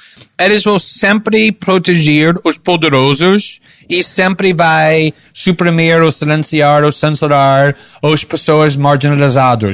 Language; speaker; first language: Portuguese; non-native, fluent; English